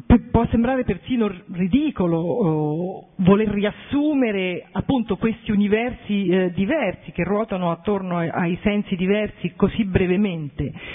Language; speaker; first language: Italian; native; Italian